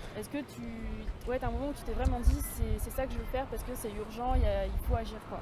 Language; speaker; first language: French; native; French